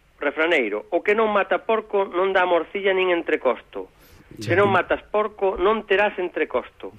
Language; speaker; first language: Galician; native; Galician